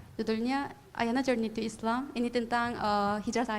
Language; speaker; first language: Indonesian; non-native, fluent; Korean